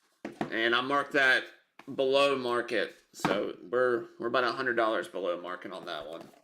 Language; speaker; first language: English; native; English